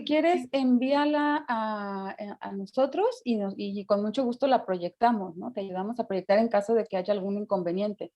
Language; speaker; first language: Spanish; native; Spanish